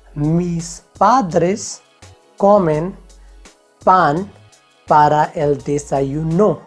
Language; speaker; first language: Spanish; non-native, fluent; Hindi